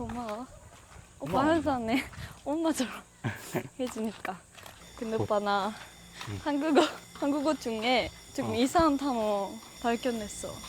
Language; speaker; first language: Korean; non-native, learner; Japanese